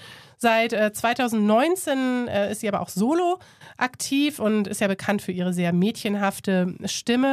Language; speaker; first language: German; native; German